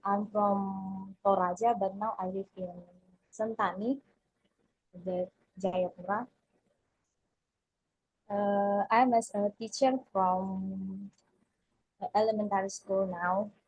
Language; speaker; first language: English; non-native, learner; Indonesian